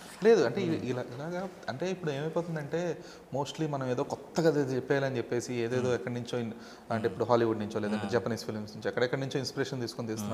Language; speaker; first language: Telugu; native; Telugu